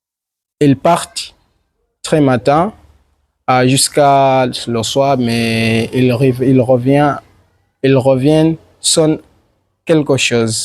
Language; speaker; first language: French; non-native, learner; Swahili